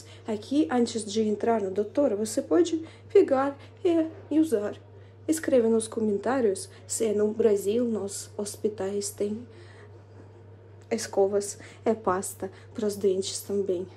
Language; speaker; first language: Portuguese; non-native, fluent; Russian